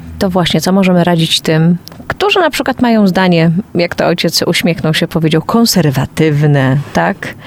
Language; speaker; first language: Polish; native; Polish